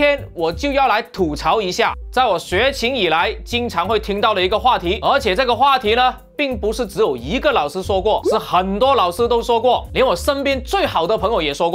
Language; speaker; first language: Chinese; non-native, local second language; Cantonese